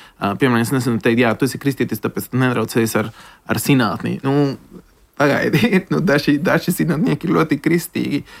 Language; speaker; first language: Latvian; non-native, fluent; Spanish